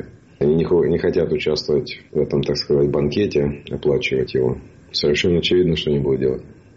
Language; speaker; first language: Russian; native; Russian